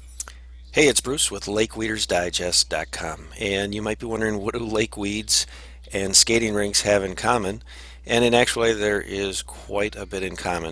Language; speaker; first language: English; native; English